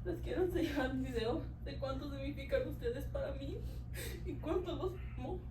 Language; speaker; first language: Spanish; early bilingual, heritage; Spanish